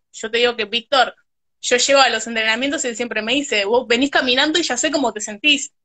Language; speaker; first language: Spanish; native; Spanish